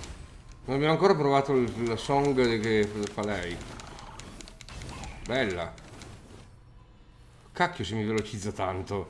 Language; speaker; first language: Italian; native; Italian